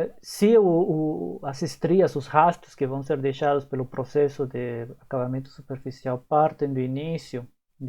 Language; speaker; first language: Portuguese; native; Portuguese